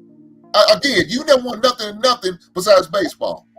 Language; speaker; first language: English; native; English